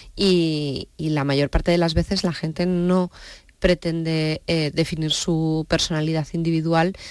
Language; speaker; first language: Spanish; native; Spanish